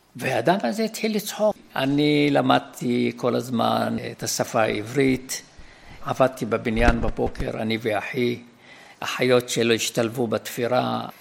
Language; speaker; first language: Hebrew; non-native, fluent; Arabic